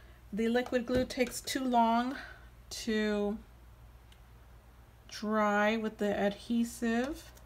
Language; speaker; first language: English; native; English